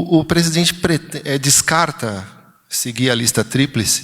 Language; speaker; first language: Portuguese; native; Portuguese